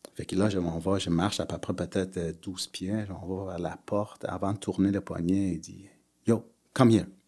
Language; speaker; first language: French; early bilingual, other home language; Persian